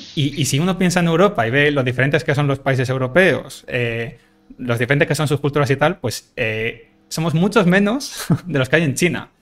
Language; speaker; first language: Spanish; native; Spanish